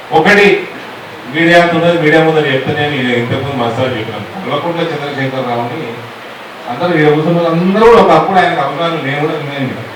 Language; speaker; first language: Telugu; native; Telugu